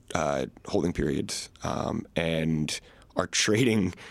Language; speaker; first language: English; native; English